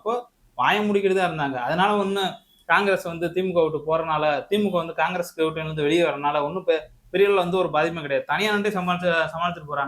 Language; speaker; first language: Tamil; native; Tamil